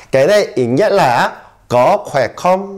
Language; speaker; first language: Vietnamese; non-native, fluent; Korean